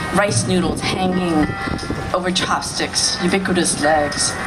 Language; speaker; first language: English; early bilingual, other home language; Vietnamese